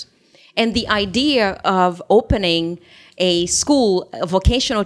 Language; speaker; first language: English; non-native, fluent; Haitian Creole